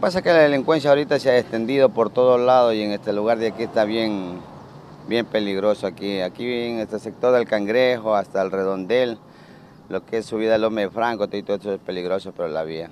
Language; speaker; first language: Spanish; native; Spanish